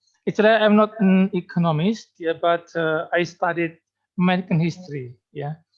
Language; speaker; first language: English; non-native, fluent; Indonesian